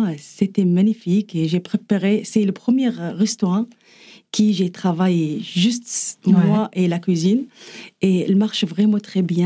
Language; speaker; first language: French; non-native, learner; Arabic